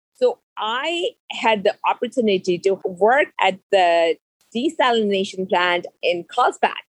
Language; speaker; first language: English; non-native, local second language; Urdu